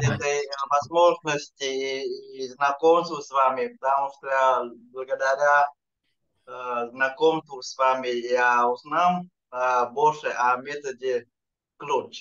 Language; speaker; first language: Russian; non-native, fluent; Vietnamese